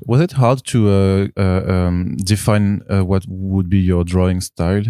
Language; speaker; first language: English; non-native, fluent; French